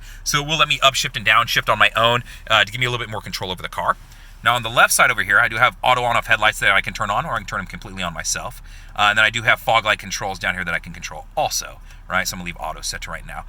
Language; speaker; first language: English; native; English